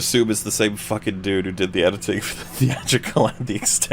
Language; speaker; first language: English; native; English